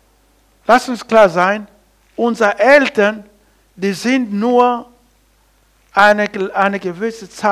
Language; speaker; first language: German; non-native, learner; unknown